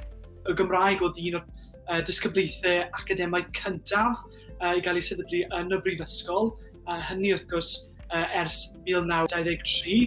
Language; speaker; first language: Welsh; native; Welsh